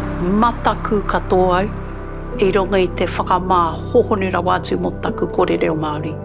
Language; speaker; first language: Māori; non-native, local second language; English